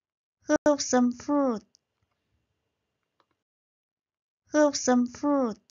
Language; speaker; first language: English; non-native, fluent; Chinese